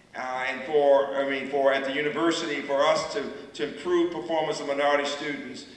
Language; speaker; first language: English; native; English